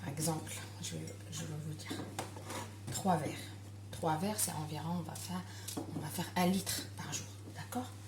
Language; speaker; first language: French; non-native, local second language; Arabic